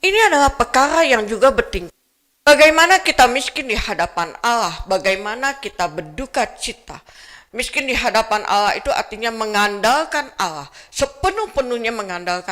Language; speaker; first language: Indonesian; native; Indonesian